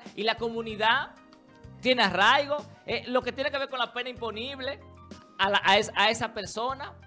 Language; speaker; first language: Spanish; native; Spanish